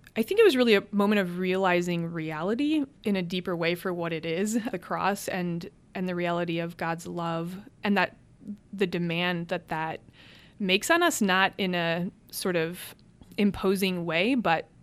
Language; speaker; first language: English; early bilingual, other home language; Hungarian